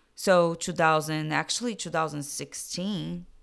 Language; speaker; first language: English; non-native, fluent; Portuguese